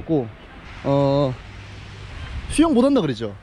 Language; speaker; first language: Korean; native; Korean